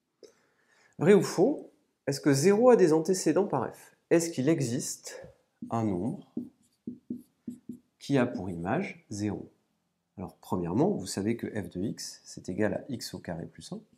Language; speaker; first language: French; native; French